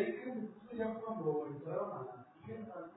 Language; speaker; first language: Spanish; native; Spanish